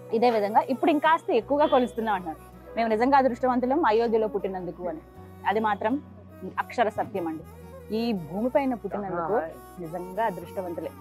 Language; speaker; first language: Telugu; native; Telugu